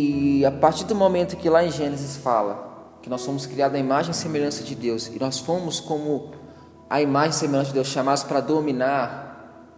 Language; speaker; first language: Portuguese; native; Portuguese